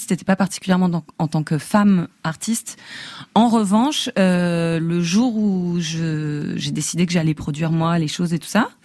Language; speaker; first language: French; native; French